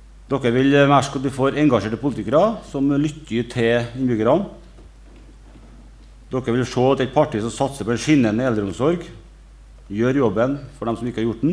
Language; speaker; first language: Norwegian; native; Norwegian